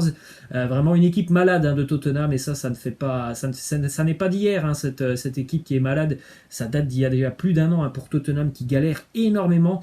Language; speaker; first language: French; native; French